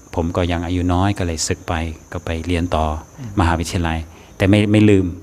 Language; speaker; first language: Thai; non-native, fluent; English